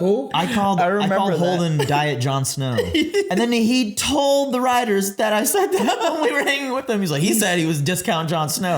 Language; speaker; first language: English; native; English